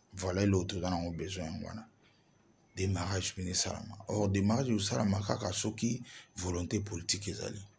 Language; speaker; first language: Lingala; native; Lingala